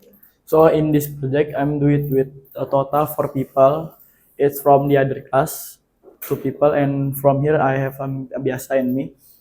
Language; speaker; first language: English; non-native, learner; Indonesian